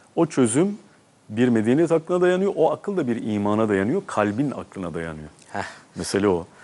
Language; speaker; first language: Turkish; native; Turkish